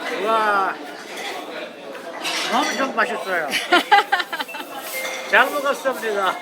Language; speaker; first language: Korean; non-native, learner; Urdu